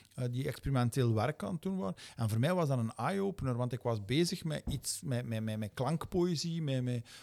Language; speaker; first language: Dutch; native; Dutch